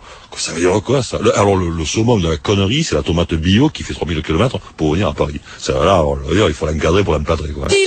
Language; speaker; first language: French; native; French